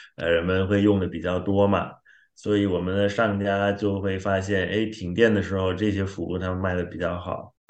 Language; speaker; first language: Chinese; non-native, fluent; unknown